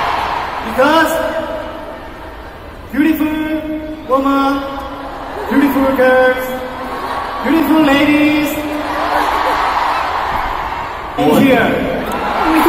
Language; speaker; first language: English; non-native, learner; Korean